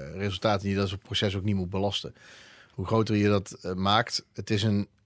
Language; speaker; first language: Dutch; native; Dutch